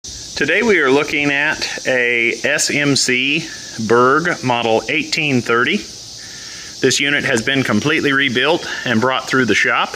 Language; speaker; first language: English; native; English